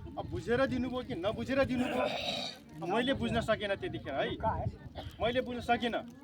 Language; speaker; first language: Nepali; non-native, local second language; Dangaura Tharu